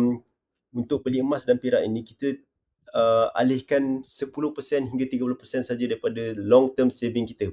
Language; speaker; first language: Malay; native; Malay